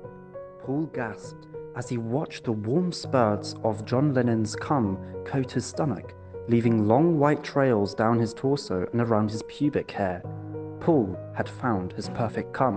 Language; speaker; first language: English; native; English